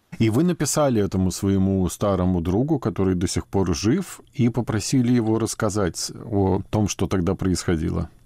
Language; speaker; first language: Russian; native; Russian